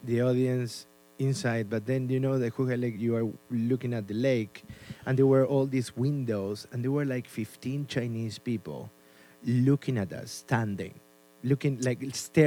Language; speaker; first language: English; non-native, fluent; Spanish